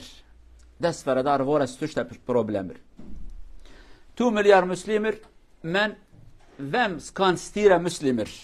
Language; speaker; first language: Norwegian; non-native, fluent; Kurdish